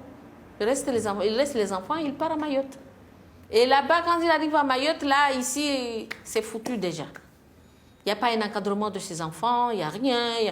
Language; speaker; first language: French; non-native, local second language; Comorian